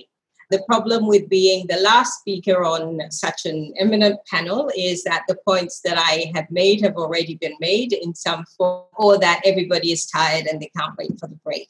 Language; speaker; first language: English; non-native, local second language; Ga